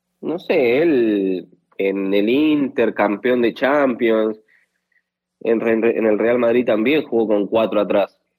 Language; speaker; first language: Spanish; native; Spanish